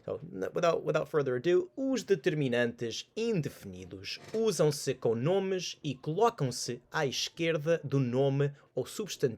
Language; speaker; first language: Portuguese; non-native, fluent; English